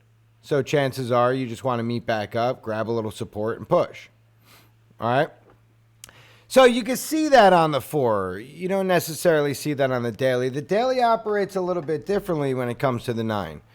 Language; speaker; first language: English; native; English